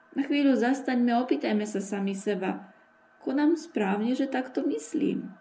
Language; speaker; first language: Slovak; early bilingual, heritage; Slovak